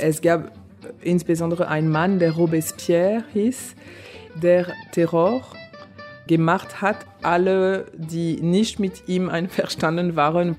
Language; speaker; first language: German; non-native, fluent; French